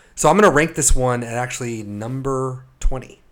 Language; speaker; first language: English; native; English